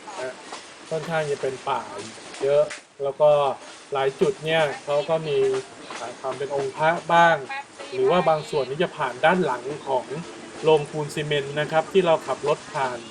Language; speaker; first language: Thai; native; Thai